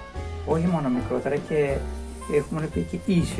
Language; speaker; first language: Greek; non-native, learner; Persian